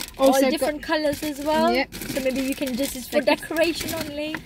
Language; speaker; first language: English; native; English